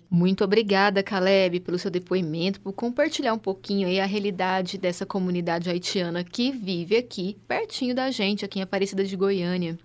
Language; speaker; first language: Portuguese; native; Portuguese